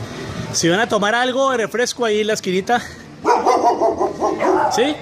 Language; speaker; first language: Spanish; native; Spanish